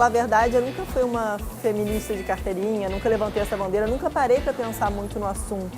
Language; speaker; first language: Portuguese; native; Portuguese